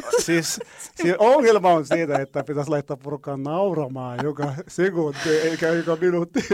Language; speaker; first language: Finnish; non-native, learner; Arabic